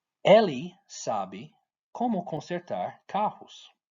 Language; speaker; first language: Portuguese; non-native, fluent; English